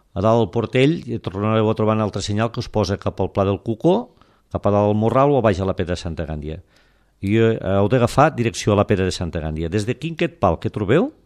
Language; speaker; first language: Catalan; native; Catalan